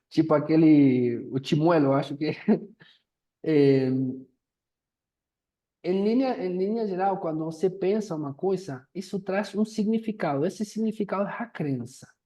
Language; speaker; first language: Portuguese; non-native, fluent; Spanish